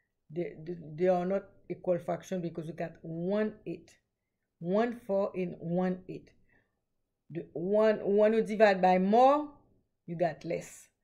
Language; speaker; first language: English; non-native, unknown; Haitian Creole